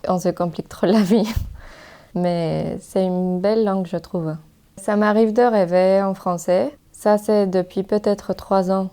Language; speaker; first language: French; non-native, fluent; Spanish